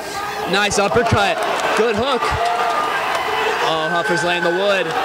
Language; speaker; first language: English; native; English